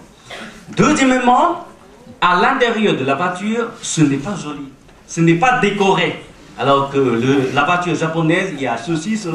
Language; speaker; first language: French; non-native, fluent; Chinese